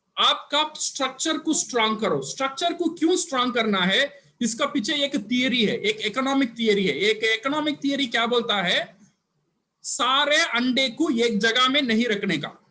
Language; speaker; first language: Hindi; non-native, local second language; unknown